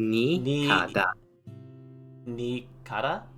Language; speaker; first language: Japanese; non-native, learner; English